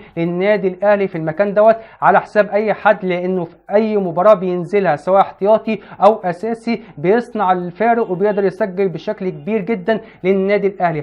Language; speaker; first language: Arabic; native; Arabic